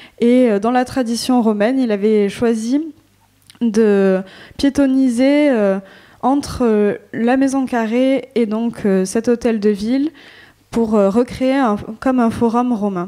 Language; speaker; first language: French; native; French